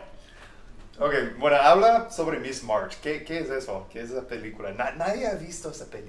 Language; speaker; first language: Spanish; non-native, fluent; English